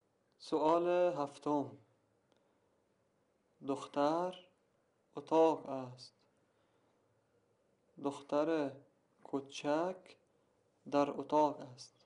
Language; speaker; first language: Persian; non-native, learner; Arabic